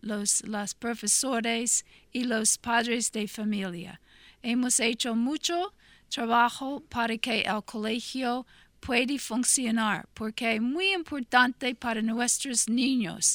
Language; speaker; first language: Spanish; non-native, fluent; English